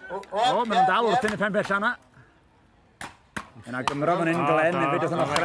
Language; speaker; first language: Welsh; native; Welsh